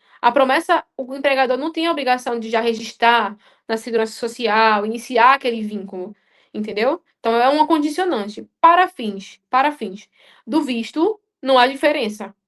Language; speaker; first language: Portuguese; native; Portuguese